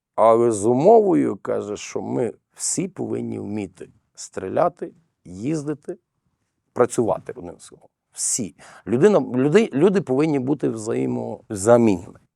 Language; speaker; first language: Ukrainian; native; Ukrainian